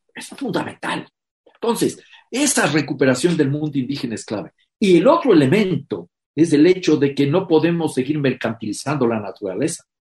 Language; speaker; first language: Spanish; native; Spanish